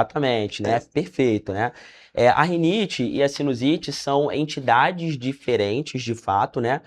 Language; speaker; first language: Portuguese; native; Portuguese